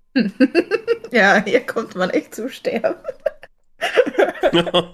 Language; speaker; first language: German; non-native, fluent; Czech